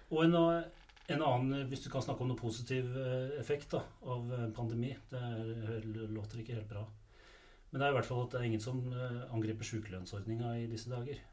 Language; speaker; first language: Norwegian; native; Norwegian